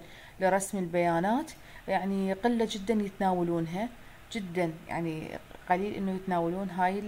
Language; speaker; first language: Arabic; native; Arabic